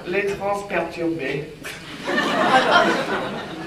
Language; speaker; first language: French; non-native, learner; English